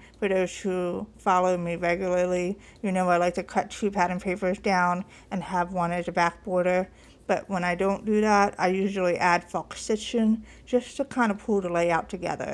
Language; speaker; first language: English; native; English